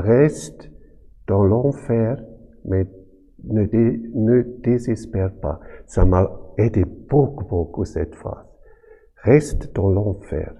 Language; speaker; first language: French; non-native, fluent; German